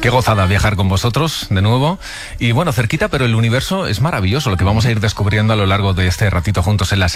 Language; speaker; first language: Spanish; native; Spanish